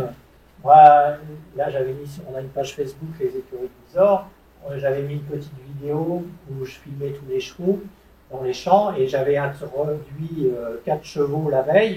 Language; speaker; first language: French; native; French